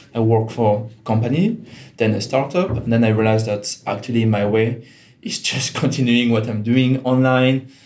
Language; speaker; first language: English; non-native, fluent; French